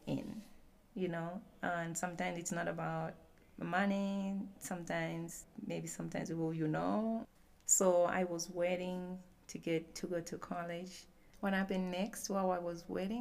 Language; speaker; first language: English; non-native, local second language; Bemba